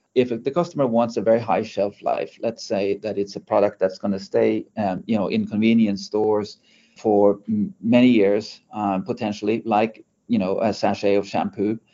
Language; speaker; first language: English; non-native, fluent; Norwegian